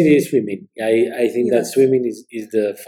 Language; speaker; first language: English; non-native, learner; Spanish